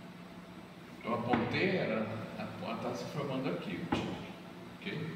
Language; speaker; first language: Portuguese; native; Portuguese